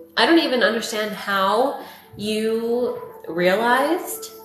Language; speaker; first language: English; native; English